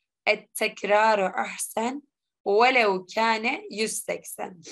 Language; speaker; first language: Arabic; non-native, learner; Turkish